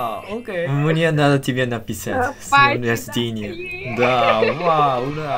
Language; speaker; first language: Russian; non-native, learner; Japanese